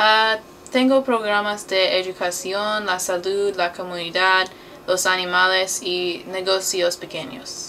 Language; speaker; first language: Spanish; non-native, learner; English